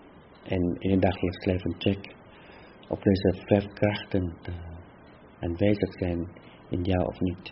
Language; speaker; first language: Dutch; non-native, fluent; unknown